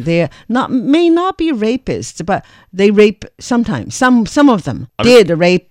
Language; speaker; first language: English; non-native, fluent; Chinese